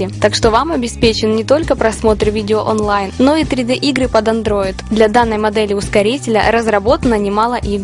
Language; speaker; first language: Russian; native; Russian